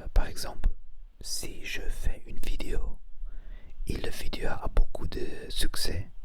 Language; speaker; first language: French; non-native, learner; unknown